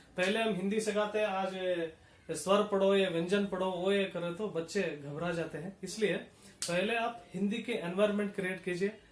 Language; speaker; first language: Hindi; non-native, local second language; Kannada